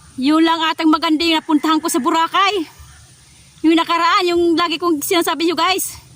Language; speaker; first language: Filipino; non-native, local second language; Waray